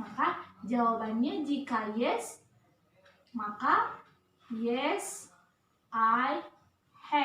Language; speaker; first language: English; non-native, learner; Indonesian